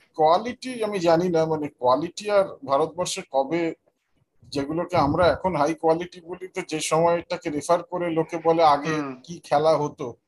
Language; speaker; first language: Bangla; native; Bangla